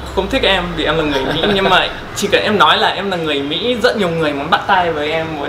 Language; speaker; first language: Vietnamese; non-native, fluent; English